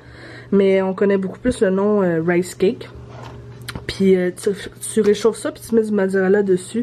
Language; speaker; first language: French; native; French